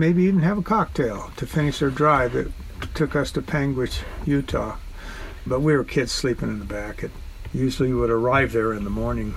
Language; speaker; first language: English; native; English